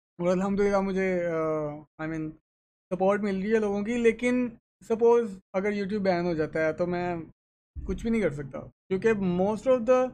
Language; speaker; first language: Urdu; native; Urdu